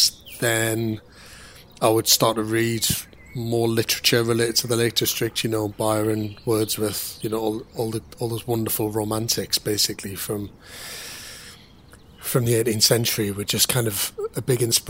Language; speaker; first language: English; native; English